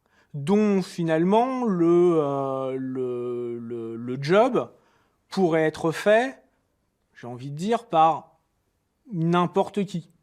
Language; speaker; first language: French; native; French